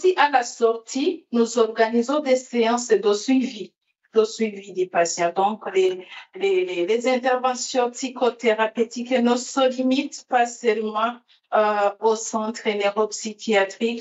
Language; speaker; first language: French; non-native, local second language; Rundi